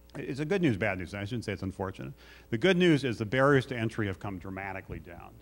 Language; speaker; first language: English; native; English